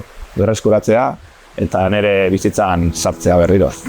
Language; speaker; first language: Basque; non-native, local second language; Spanish